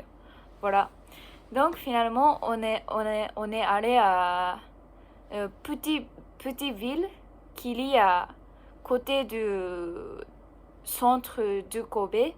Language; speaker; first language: French; non-native, learner; Japanese